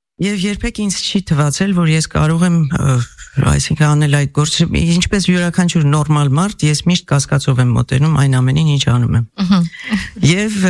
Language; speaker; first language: Armenian; native; Armenian